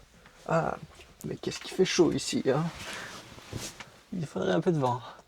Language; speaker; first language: French; native; French